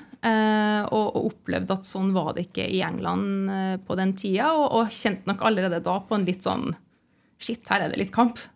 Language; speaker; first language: Norwegian; native; Norwegian